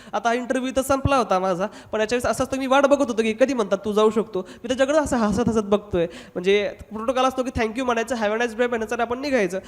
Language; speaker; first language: Marathi; non-native, local second language; Hindi